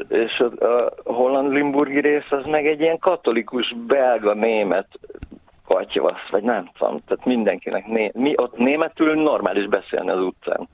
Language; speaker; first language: Hungarian; native; Hungarian